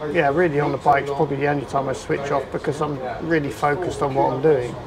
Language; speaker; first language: English; native; English